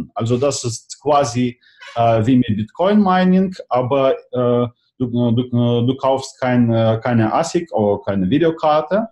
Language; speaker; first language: German; non-native, fluent; Russian